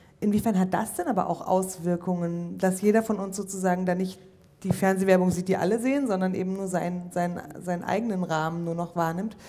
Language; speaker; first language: German; native; German